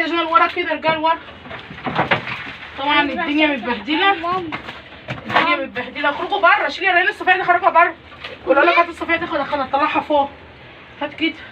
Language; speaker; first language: Arabic; native; Arabic